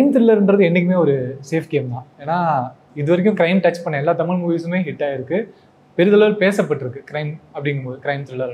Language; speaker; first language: Tamil; native; Tamil